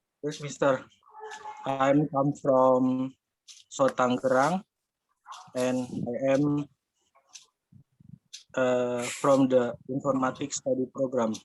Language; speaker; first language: English; non-native, learner; Indonesian